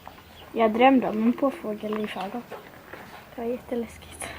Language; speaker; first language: Swedish; native; Swedish